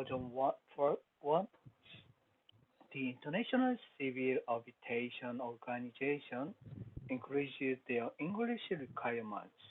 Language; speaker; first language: English; non-native, learner; Korean